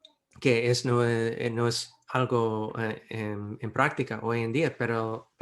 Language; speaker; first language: Spanish; non-native, fluent; English